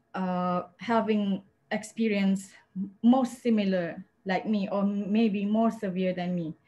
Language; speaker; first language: English; non-native, local second language; Malay